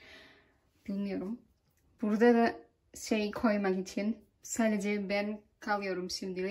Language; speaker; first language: Turkish; non-native, learner; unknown